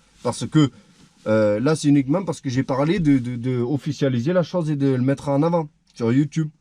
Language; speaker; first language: French; native; French